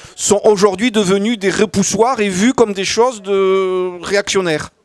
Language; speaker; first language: French; native; French